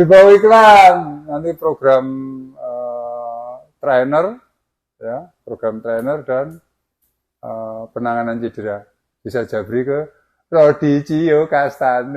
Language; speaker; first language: Indonesian; native; Indonesian